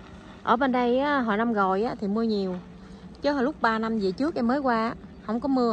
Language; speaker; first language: Vietnamese; native; Vietnamese